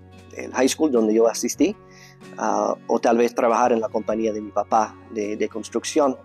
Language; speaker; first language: Spanish; non-native, fluent; English